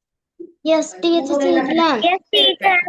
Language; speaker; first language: English; non-native, learner; Sinhala